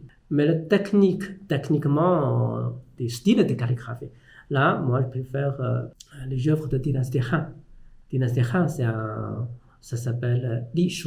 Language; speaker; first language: French; non-native, fluent; Chinese